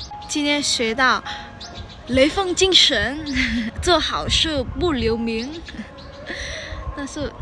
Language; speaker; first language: Chinese; non-native, fluent; Vietnamese